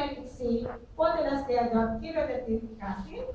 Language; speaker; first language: Finnish; non-native, learner; Filipino